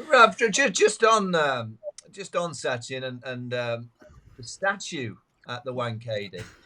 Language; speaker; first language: English; native; English